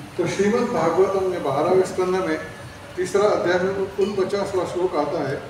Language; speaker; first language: Hindi; non-native, local second language; Marathi